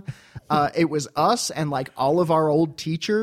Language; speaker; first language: English; native; English